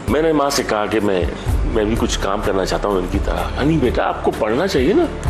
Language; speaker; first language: Hindi; native; Hindi